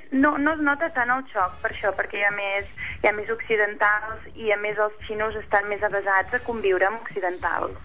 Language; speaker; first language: Catalan; native; Catalan